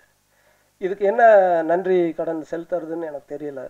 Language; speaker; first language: Tamil; native; Tamil